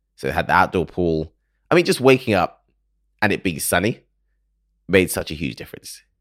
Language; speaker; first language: English; native; English